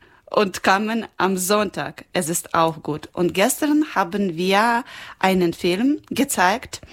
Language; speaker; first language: German; non-native, learner; Ukrainian